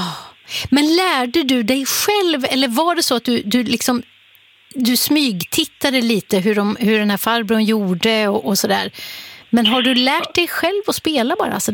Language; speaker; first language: Swedish; native; Swedish